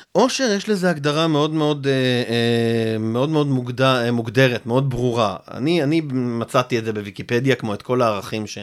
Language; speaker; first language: Hebrew; native; Hebrew